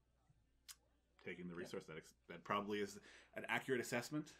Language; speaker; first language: English; native; English